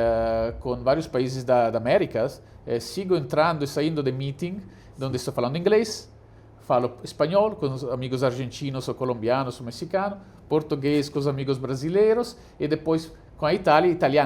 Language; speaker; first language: Portuguese; non-native, fluent; Italian